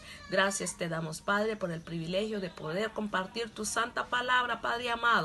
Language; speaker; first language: Spanish; non-native, local second language; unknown